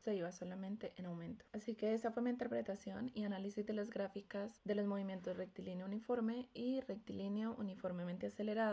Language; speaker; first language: Spanish; native; Spanish